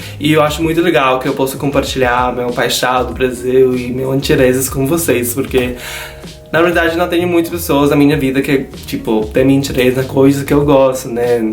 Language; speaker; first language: Portuguese; non-native, learner; English